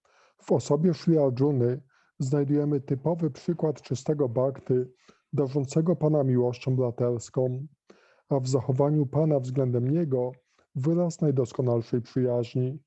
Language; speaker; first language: Polish; native; Polish